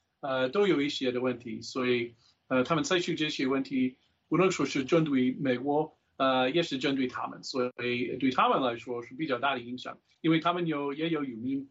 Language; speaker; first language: Chinese; non-native, fluent; English